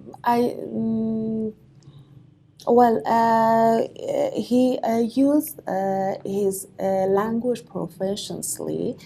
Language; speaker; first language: English; non-native, learner; Persian